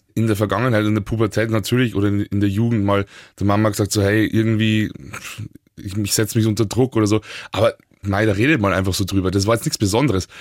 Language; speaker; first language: German; native; German